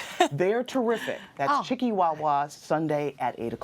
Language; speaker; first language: English; native; English